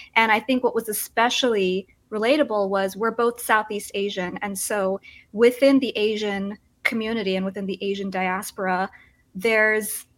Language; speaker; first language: English; early bilingual, other home language; Filipino